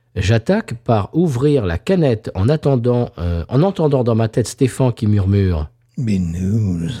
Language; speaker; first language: French; native; French